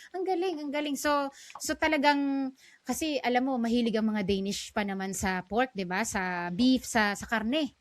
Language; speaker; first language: Filipino; native; Filipino